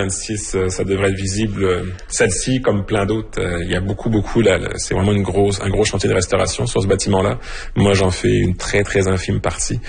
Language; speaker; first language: French; native; French